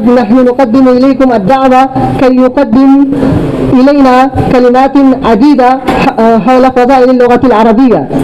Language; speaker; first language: Arabic; non-native, learner; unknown